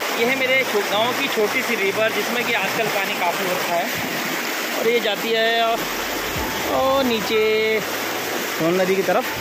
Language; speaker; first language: Hindi; non-native, local second language; Garhwali